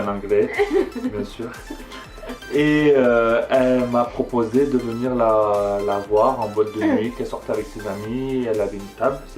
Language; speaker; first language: French; native; French